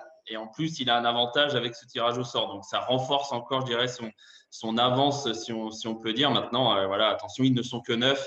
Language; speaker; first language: French; native; French